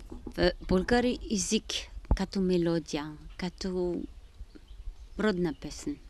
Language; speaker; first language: Bulgarian; non-native, learner; Arabic